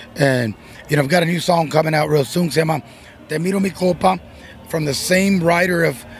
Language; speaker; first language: English; early bilingual, other home language; Spanish